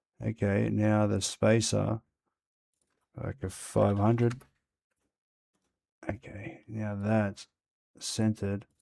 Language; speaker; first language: English; native; English